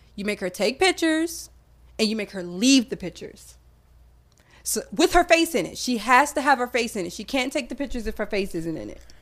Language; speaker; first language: English; native; English